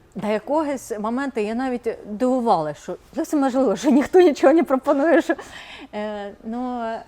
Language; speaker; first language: Ukrainian; non-native, fluent; Estonian